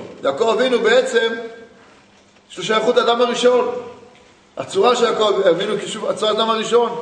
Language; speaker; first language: Hebrew; native; Hebrew